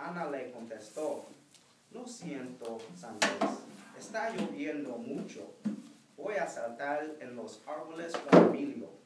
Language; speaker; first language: Spanish; non-native, fluent; English